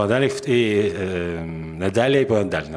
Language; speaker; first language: Bulgarian; non-native, fluent; Italian